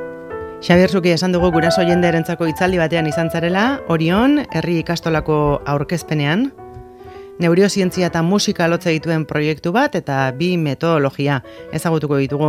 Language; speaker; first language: Basque; native; Basque